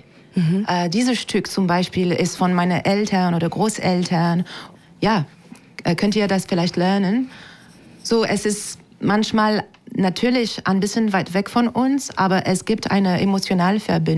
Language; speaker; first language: German; non-native, fluent; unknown